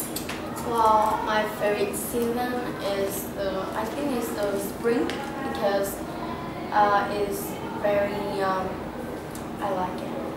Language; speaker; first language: English; non-native, learner; Vietnamese